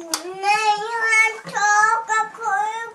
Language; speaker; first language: Icelandic; non-native, local second language; Dutch